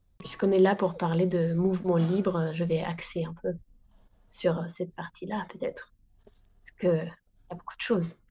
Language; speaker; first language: French; non-native, fluent; Spanish